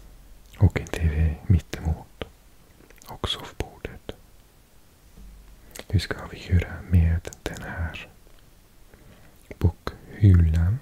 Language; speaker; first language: Swedish; non-native, learner; English